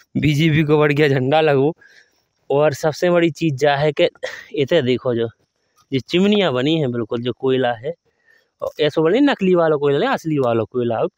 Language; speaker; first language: Hindi; native; Hindi